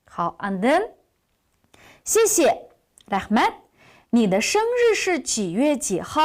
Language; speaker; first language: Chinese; non-native, local second language; Uyghur